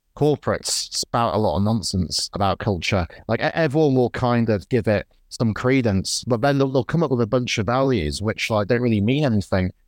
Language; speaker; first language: English; native; English